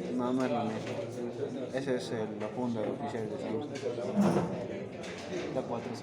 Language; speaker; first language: Spanish; native; Spanish